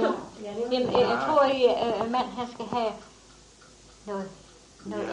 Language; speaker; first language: Danish; native; Danish